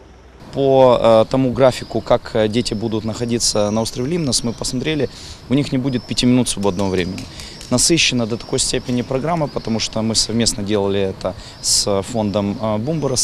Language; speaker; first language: Russian; native; Russian